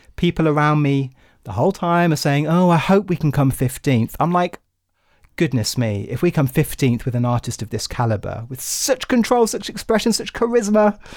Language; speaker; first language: English; native; English